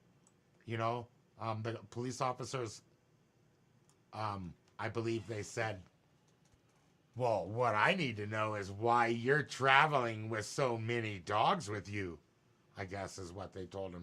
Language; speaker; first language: English; native; English